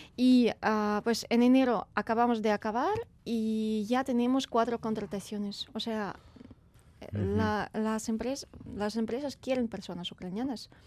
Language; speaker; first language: Spanish; non-native, fluent; Ukrainian